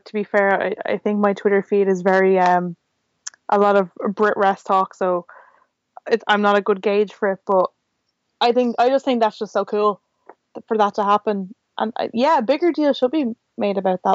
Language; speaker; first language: English; native; English